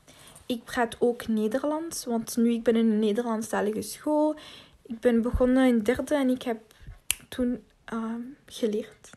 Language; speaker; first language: Dutch; non-native, learner; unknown